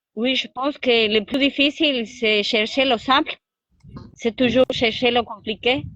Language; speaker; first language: French; non-native, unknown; Spanish